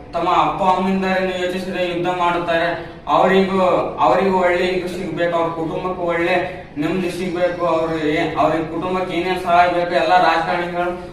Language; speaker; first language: Kannada; native; Kannada